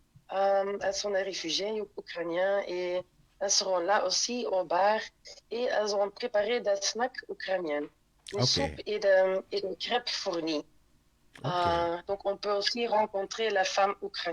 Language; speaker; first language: French; non-native, local second language; Dutch